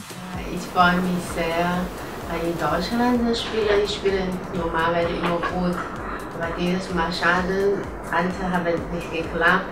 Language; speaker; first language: German; non-native, learner; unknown